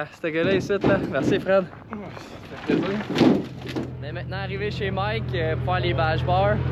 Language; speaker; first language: French; native; French